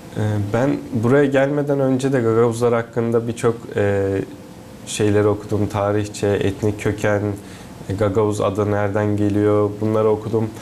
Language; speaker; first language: Turkish; native; Turkish